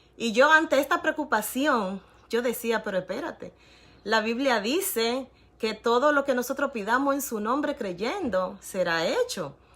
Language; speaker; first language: Spanish; native; Spanish